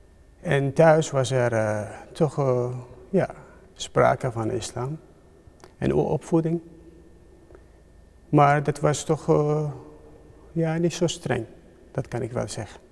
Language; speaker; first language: Dutch; non-native, fluent; Turkish